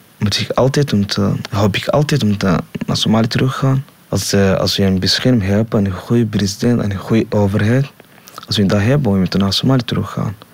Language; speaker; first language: Dutch; non-native, learner; Somali